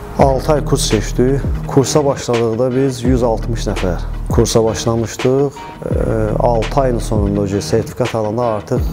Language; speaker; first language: Azerbaijani; native; Azerbaijani